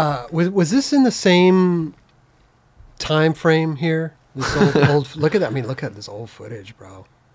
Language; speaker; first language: English; native; English